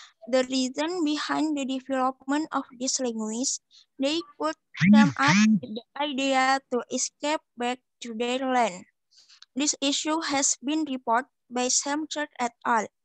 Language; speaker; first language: English; non-native, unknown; Indonesian